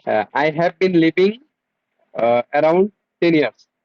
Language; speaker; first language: English; non-native, learner; Bangla